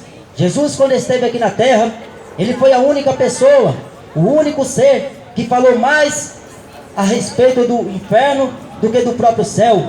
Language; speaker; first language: Portuguese; native; Portuguese